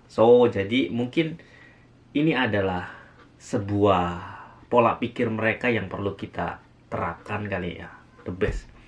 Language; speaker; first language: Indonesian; native; Indonesian